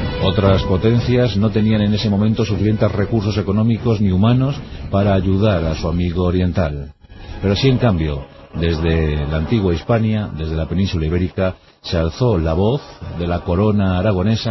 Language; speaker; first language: Spanish; native; Spanish